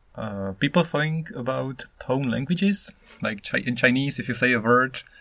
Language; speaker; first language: English; non-native, fluent; Czech